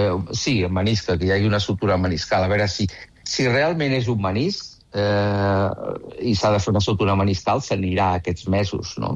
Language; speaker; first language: Catalan; native; Catalan